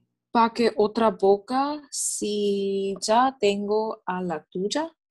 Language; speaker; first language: Spanish; non-native, learner; English